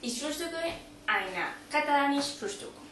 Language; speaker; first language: German; non-native, learner; Catalan